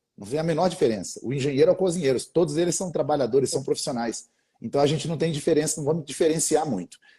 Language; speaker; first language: Portuguese; native; Portuguese